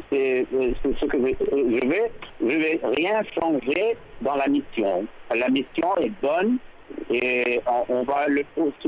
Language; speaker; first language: French; non-native, fluent; English